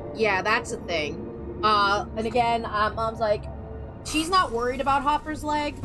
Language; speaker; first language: English; native; English